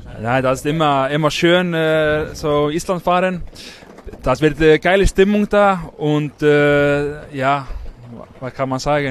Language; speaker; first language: German; non-native, learner; Icelandic